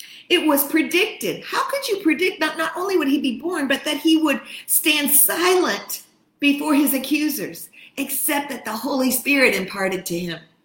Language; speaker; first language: English; native; English